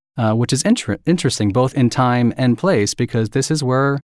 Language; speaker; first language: English; native; English